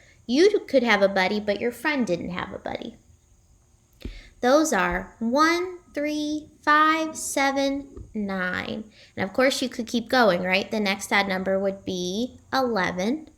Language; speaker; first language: English; native; English